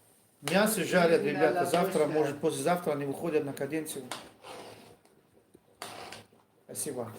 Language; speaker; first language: Russian; non-native, learner; Tajik